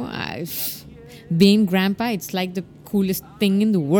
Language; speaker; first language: English; non-native, fluent; Spanish